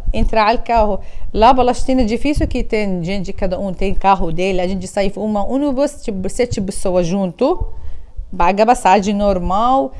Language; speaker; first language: Portuguese; non-native, learner; Arabic